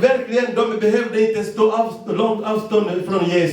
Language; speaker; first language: Swedish; non-native, fluent; Lingala